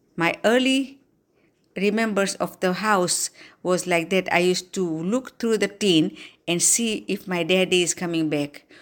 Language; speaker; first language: English; non-native, local second language; Gujarati